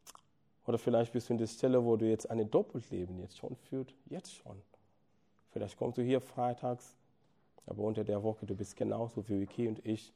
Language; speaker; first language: German; non-native, fluent; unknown